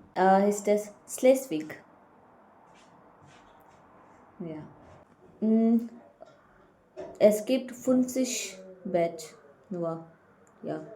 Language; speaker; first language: German; non-native, learner; Kannada